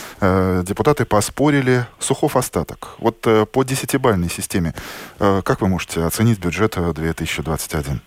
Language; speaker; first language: Russian; native; Russian